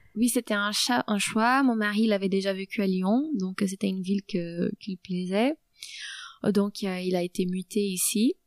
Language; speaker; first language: French; non-native, fluent; Portuguese